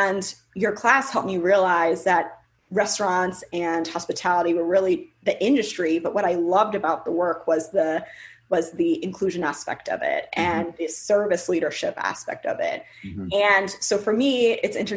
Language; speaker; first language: English; native; English